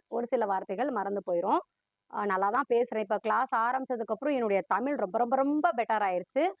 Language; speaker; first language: Tamil; early bilingual, heritage; Tamil